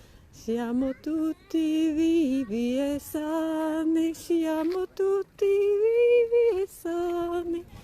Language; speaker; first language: Italian; non-native, learner; Latvian